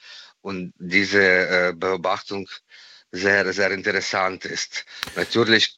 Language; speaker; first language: German; non-native, fluent; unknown